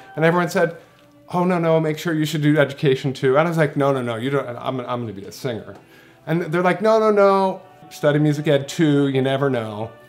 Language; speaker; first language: English; native; English